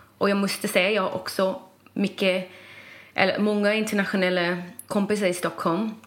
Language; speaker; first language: Swedish; non-native, fluent; English